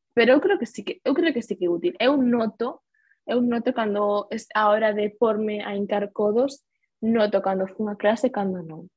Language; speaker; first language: Galician; non-native, local second language; Spanish